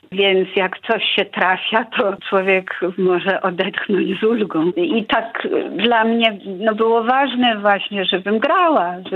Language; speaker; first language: Polish; early bilingual, heritage; Polish